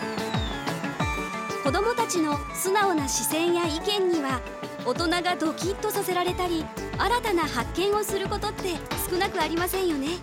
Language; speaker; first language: Japanese; native; Japanese